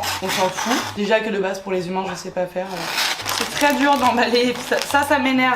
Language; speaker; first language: French; native; French